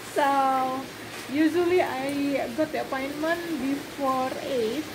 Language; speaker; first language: English; non-native, fluent; Indonesian